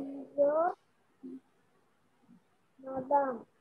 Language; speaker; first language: French; non-native, learner; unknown